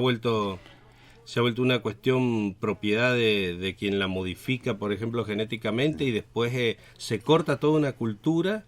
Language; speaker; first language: Spanish; native; Spanish